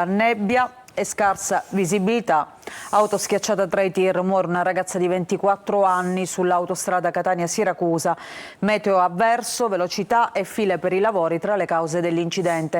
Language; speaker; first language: Italian; native; Italian